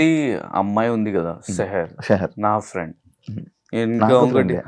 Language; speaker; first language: Telugu; non-native, learner; Hindi